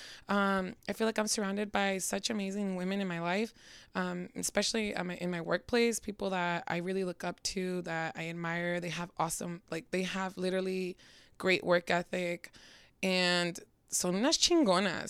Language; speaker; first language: English; early bilingual, other home language; Spanish